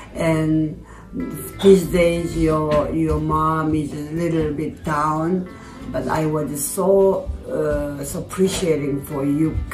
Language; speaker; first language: English; non-native, fluent; Korean